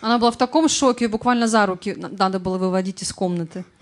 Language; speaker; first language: Russian; native; Russian